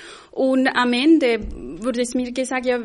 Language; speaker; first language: German; non-native, fluent; Spanish